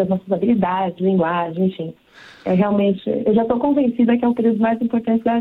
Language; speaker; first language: Portuguese; native; Portuguese